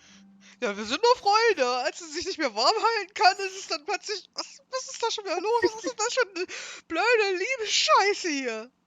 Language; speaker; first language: German; native; German